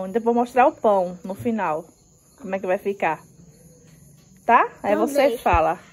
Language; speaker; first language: Portuguese; native; Portuguese